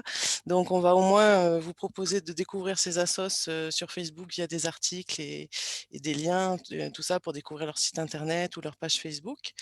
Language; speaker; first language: French; native; French